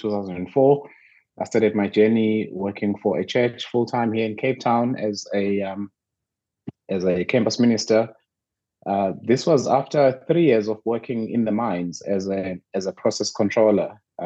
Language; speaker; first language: English; non-native, local second language; Zulu